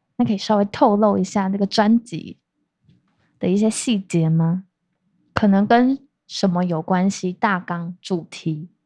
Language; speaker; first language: Chinese; native; Chinese